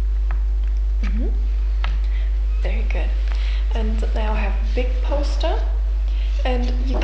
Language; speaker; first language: English; non-native, fluent; German